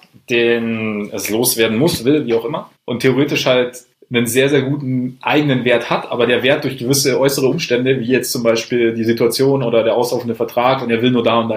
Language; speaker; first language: German; native; German